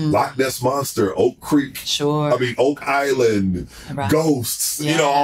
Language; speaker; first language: English; native; English